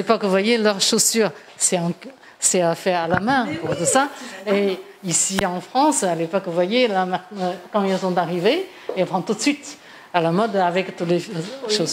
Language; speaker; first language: French; non-native, fluent; Chinese